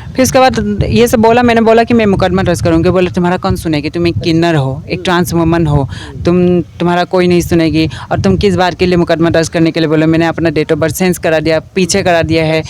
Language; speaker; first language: Hindi; non-native, local second language; Assamese